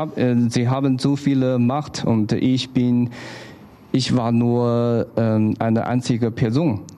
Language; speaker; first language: German; non-native, learner; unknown